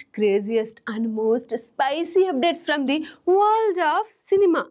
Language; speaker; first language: English; non-native, local second language; Telugu